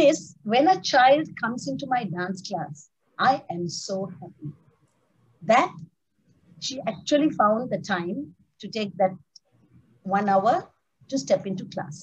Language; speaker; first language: English; non-native, local second language; Tamil